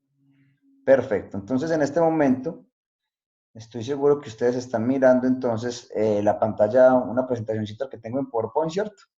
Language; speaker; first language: Spanish; native; Spanish